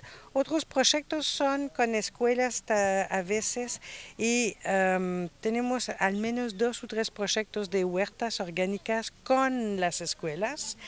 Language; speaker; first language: Spanish; non-native, fluent; French